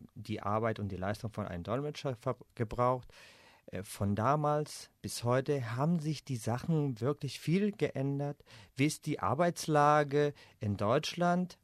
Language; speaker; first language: German; non-native, fluent; Spanish